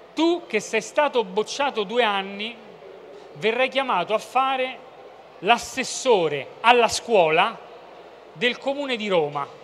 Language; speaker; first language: Italian; native; Italian